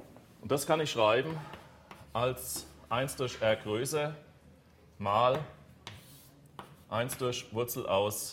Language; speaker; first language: German; native; German